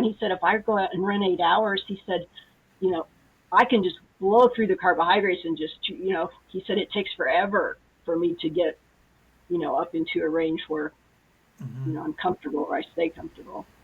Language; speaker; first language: English; native; English